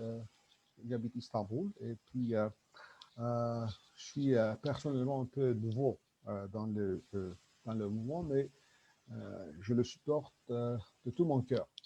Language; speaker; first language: French; non-native, learner; Turkish